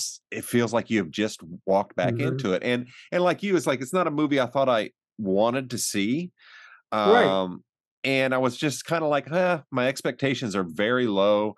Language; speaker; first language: English; native; English